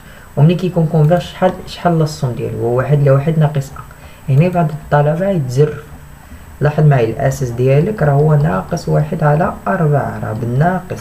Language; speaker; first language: Arabic; native; Arabic